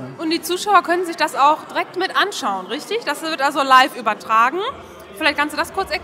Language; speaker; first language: German; native; German